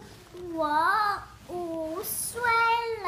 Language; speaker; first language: Chinese; non-native, learner; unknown